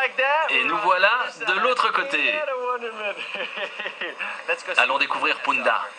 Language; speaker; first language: French; native; French